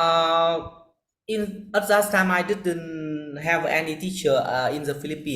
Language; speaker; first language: English; non-native, learner; Vietnamese